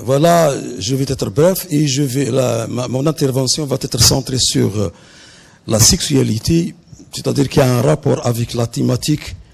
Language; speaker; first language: French; non-native, local second language; Arabic